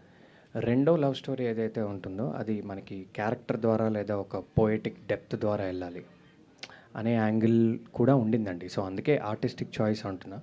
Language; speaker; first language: Telugu; native; Telugu